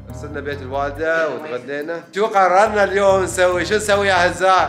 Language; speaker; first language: Arabic; native; Arabic